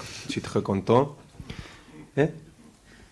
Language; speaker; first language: French; non-native, fluent; Spanish